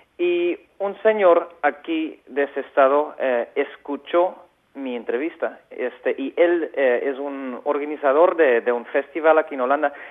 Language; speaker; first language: Spanish; non-native, fluent; Dutch